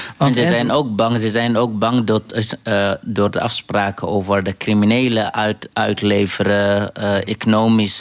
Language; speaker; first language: Dutch; non-native, fluent; Arabic